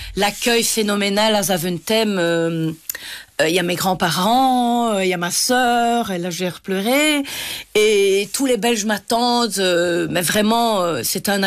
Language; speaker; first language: French; native; French